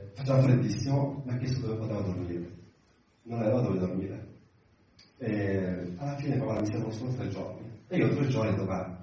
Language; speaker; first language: Italian; early bilingual, other home language; Arabic